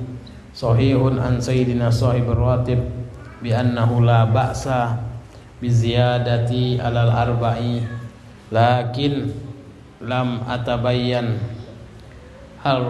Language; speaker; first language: Arabic; non-native, fluent; Indonesian